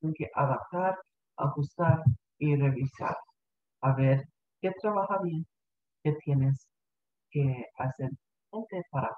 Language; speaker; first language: Spanish; early bilingual, heritage; Spanish